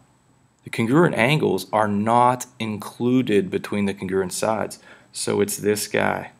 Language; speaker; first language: English; native; English